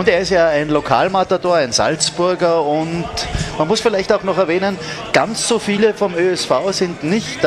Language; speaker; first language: German; native; German